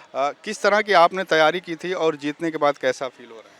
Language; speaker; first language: Hindi; native; Hindi